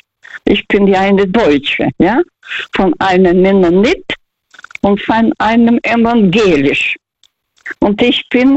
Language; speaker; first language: German; non-native, fluent; Russian